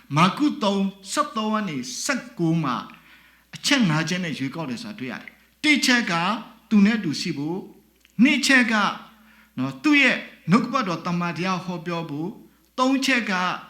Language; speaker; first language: Burmese; non-native, local second language; S'gaw Karen